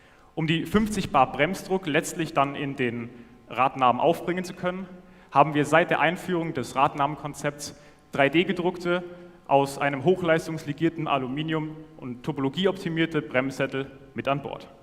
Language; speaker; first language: German; native; German